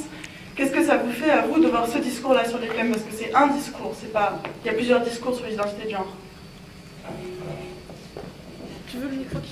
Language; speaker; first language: French; native; French